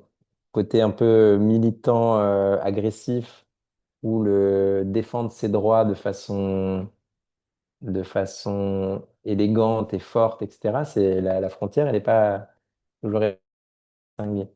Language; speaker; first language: French; native; French